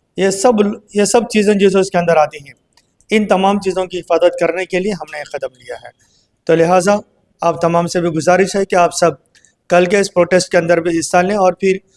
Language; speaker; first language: Urdu; native; Urdu